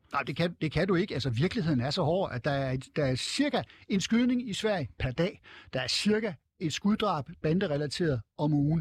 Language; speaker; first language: Danish; native; Danish